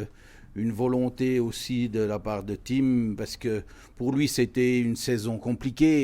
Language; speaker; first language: French; native; French